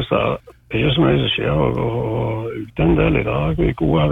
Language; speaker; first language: Norwegian; native; Norwegian